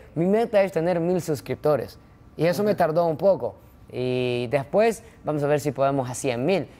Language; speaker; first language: Spanish; non-native, fluent; Japanese